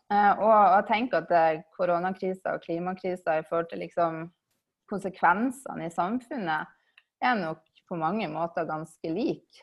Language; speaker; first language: Norwegian; native; Norwegian